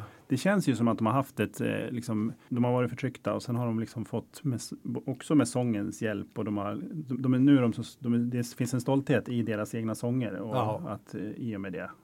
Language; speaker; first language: Swedish; native; Swedish